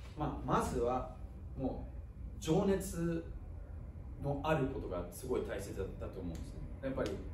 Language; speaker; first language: Japanese; non-native, fluent; German